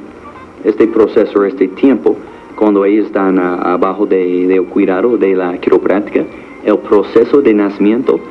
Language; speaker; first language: Spanish; non-native, fluent; English